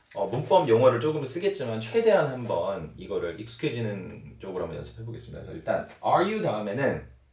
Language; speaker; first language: Korean; native; Korean